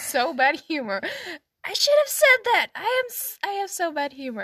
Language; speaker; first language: English; non-native, fluent; Swedish